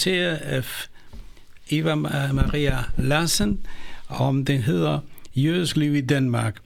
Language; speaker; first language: Danish; non-native, fluent; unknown